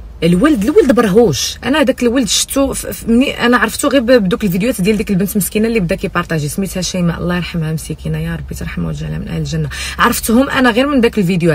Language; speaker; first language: Arabic; native; Arabic